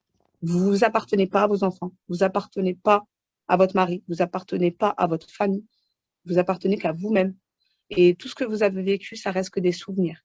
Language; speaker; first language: French; native; French